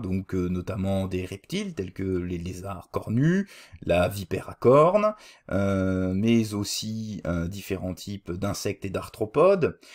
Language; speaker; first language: French; native; French